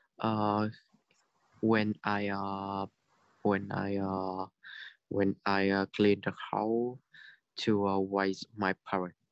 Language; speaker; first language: English; non-native, learner; Vietnamese